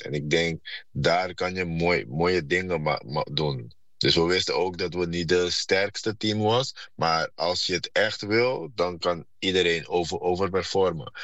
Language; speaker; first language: Dutch; non-native, fluent; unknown